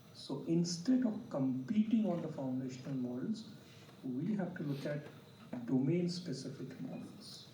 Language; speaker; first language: English; non-native, local second language; Bangla